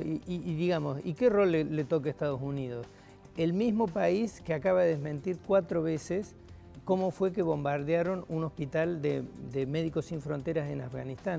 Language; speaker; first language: Spanish; native; Spanish